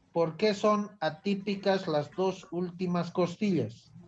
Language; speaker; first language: Spanish; native; Spanish